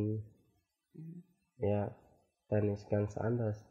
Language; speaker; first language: German; non-native, fluent; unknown